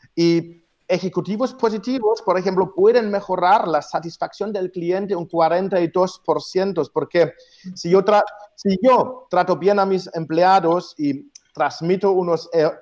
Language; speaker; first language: Spanish; non-native, fluent; German